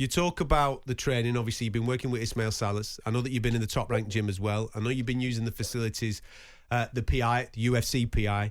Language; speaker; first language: English; native; English